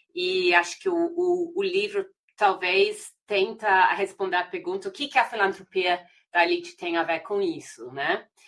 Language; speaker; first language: Portuguese; non-native, fluent; English